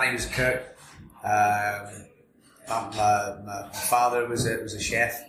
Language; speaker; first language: English; native; English